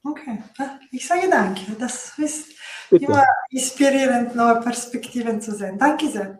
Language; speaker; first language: German; non-native, fluent; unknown